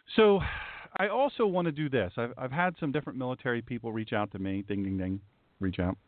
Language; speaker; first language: English; native; English